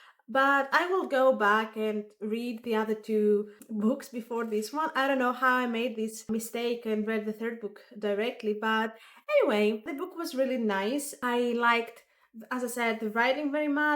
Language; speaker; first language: English; non-native, fluent; Greek